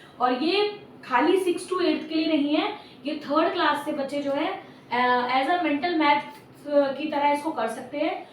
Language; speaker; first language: Hindi; native; Hindi